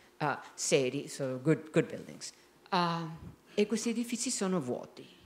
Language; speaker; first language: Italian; non-native, fluent; Spanish